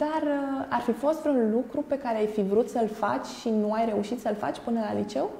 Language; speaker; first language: Romanian; native; Romanian